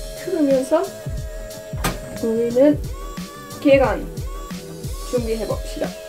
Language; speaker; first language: Korean; non-native, learner; Dutch